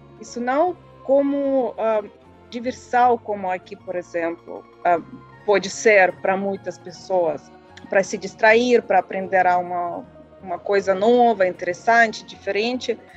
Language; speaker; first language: Portuguese; non-native, learner; Russian